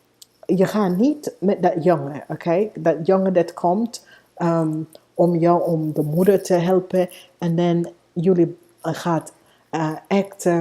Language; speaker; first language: Dutch; non-native, fluent; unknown